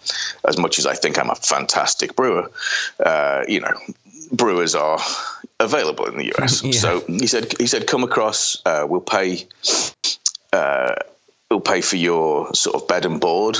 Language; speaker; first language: English; native; English